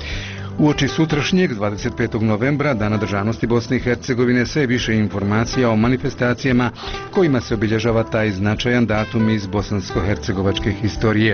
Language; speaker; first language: Croatian; native; Croatian